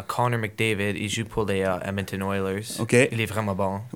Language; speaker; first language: French; non-native, local second language; English